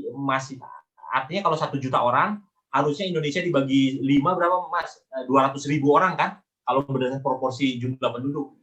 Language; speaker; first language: Indonesian; native; Indonesian